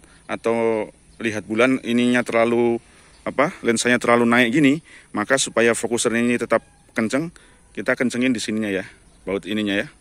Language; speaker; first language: Indonesian; native; Indonesian